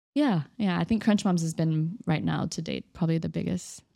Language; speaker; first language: English; native; English